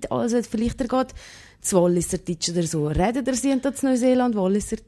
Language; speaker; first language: German; native; German